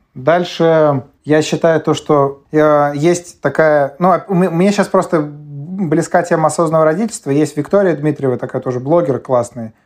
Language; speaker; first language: Russian; native; Russian